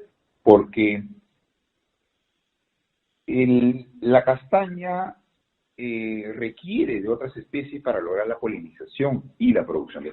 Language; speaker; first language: Spanish; native; Spanish